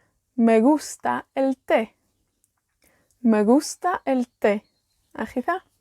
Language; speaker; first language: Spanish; non-native, learner; Welsh